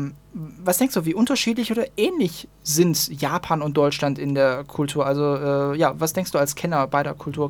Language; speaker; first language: German; native; German